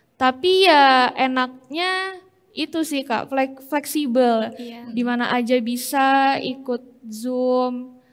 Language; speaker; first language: Indonesian; native; Indonesian